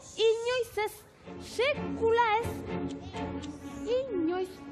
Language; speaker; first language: Basque; native; Basque